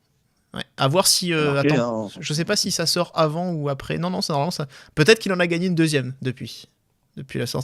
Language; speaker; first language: French; native; French